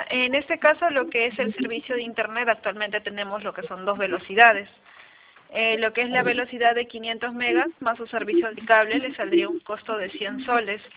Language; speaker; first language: Spanish; native; Spanish